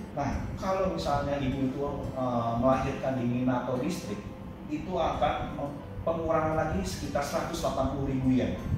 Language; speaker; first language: Indonesian; native; Indonesian